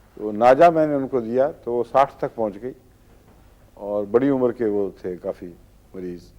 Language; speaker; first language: Urdu; native; Urdu